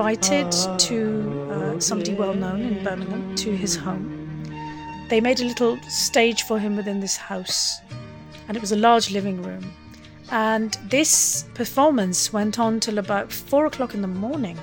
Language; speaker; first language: English; native; English